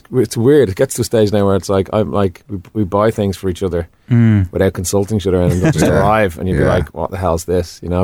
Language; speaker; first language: English; native; English